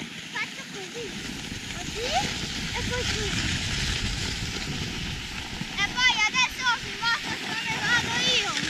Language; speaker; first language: Italian; non-native, local second language; Ladin